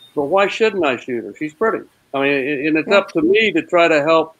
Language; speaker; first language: English; native; English